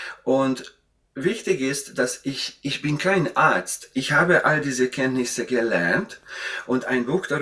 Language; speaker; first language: German; non-native, fluent; Hungarian